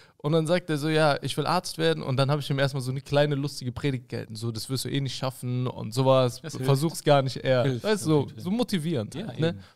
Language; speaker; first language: German; early bilingual, other home language; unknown